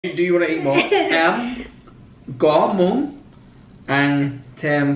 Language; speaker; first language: Vietnamese; early bilingual, heritage; Vietnamese